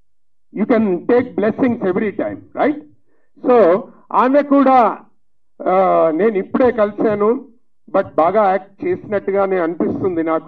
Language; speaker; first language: Telugu; native; Telugu